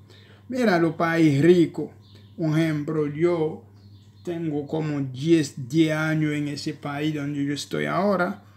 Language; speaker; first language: Spanish; non-native, learner; Haitian Creole